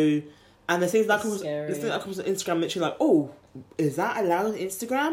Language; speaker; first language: English; native; English